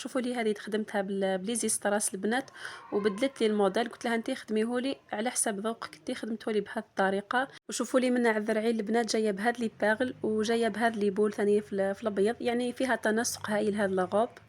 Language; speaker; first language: Arabic; native; Arabic